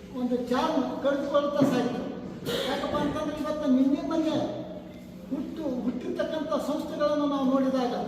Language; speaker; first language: Kannada; native; Kannada